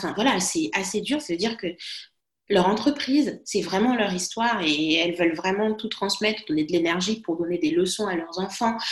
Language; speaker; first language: French; non-native, local second language; Lingala